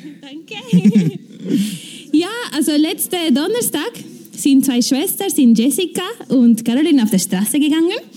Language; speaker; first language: German; non-native, fluent; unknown